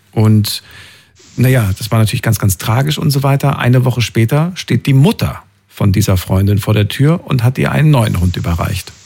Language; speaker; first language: German; native; German